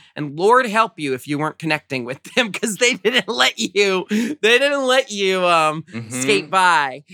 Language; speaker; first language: English; native; English